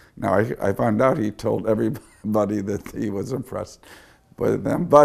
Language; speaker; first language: English; native; English